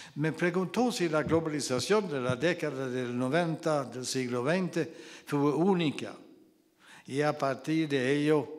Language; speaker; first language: Spanish; non-native, fluent; Swedish